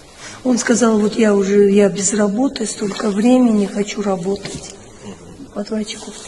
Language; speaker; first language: Russian; non-native, learner; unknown